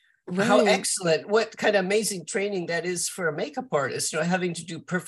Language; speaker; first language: English; native; English